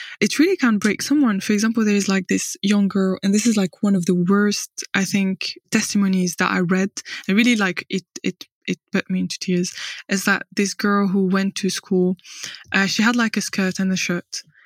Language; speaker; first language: English; non-native, fluent; French